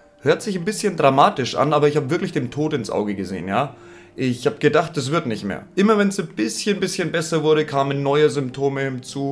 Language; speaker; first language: German; native; German